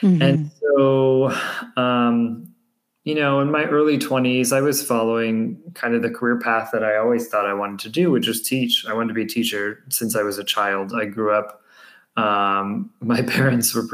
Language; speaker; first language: English; native; English